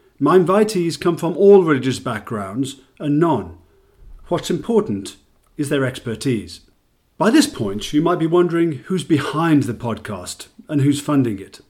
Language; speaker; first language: English; native; English